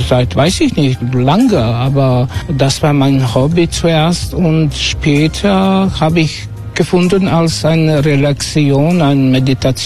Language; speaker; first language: German; non-native, learner; Croatian